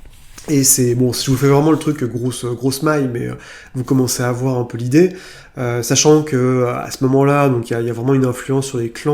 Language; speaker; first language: French; native; French